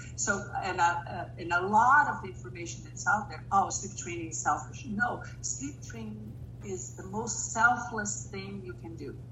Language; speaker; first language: English; non-native, fluent; Portuguese